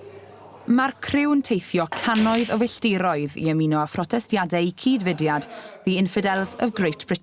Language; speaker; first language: Welsh; native; Welsh